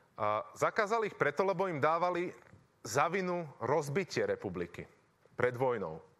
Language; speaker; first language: Slovak; native; Slovak